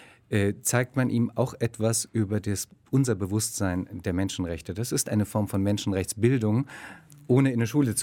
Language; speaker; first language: German; native; German